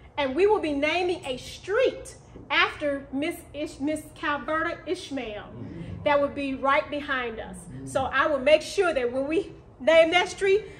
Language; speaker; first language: English; native; English